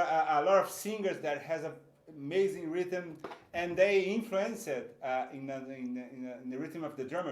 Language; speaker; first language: English; non-native, fluent; Portuguese